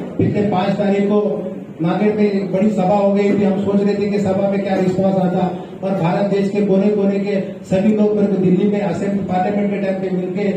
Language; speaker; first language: Hindi; non-native, local second language; Telugu